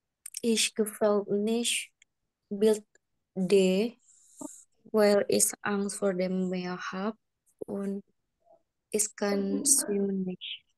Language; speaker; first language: German; non-native, learner; Indonesian